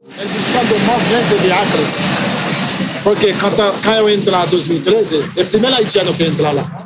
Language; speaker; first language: Portuguese; non-native, learner; Haitian Creole